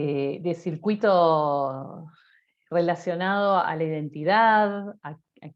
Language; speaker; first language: Spanish; native; Spanish